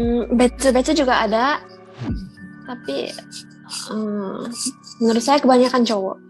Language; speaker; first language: Indonesian; non-native, fluent; Japanese